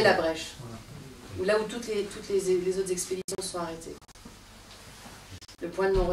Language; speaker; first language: French; native; French